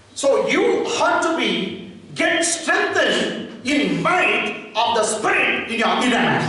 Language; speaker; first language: English; non-native, local second language; Tamil